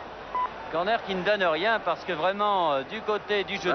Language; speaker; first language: French; native; French